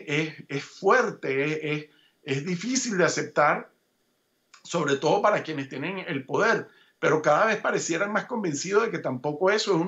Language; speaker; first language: Spanish; native; Spanish